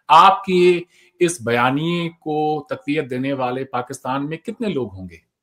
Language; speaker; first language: Hindi; native; Hindi